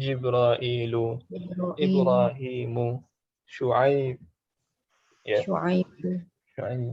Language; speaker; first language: Arabic; non-native, fluent; Indonesian